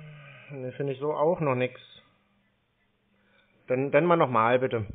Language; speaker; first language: German; native; German